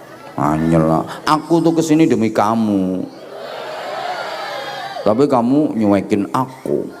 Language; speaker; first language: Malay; non-native, local second language; Javanese